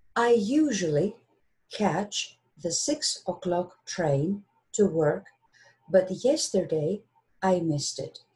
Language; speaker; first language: English; non-native, fluent; Greek